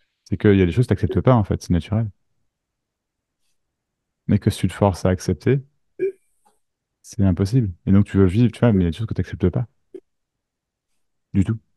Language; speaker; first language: French; native; French